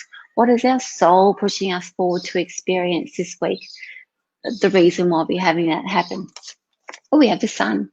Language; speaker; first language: English; native; English